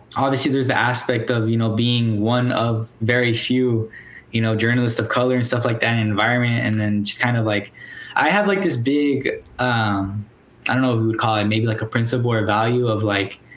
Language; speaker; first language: English; native; English